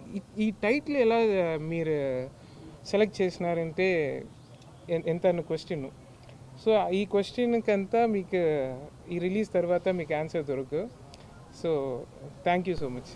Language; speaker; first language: Telugu; non-native, learner; Tamil